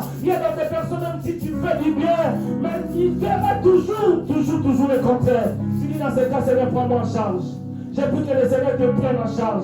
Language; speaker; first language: French; non-native, local second language; Lingala